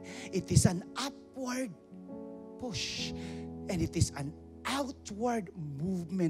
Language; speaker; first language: English; non-native, local second language; Filipino